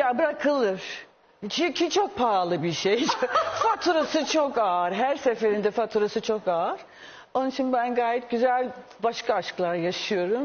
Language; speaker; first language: Turkish; non-native, fluent; English